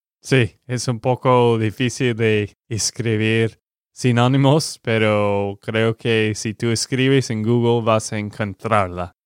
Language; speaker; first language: Spanish; non-native, learner; English